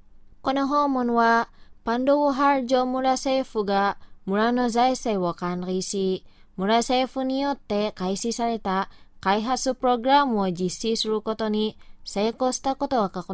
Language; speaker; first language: Japanese; non-native, fluent; Indonesian